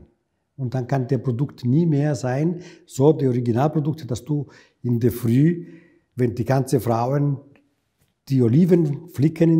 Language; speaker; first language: German; non-native, fluent; Italian